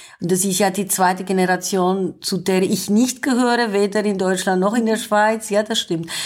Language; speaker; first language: German; non-native, fluent; Greek